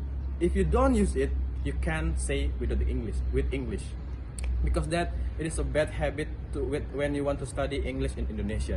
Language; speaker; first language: English; non-native, learner; Indonesian